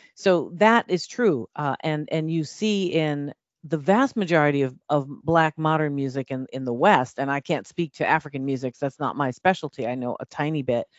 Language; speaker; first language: English; native; English